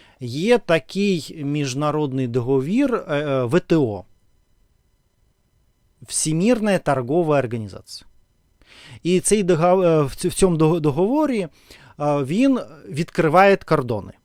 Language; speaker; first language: Ukrainian; non-native, learner; Russian